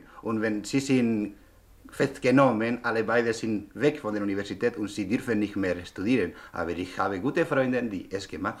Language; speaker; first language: German; non-native, learner; Spanish